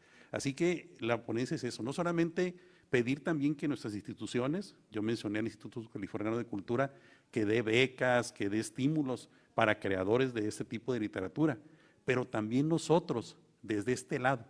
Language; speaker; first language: Spanish; native; Spanish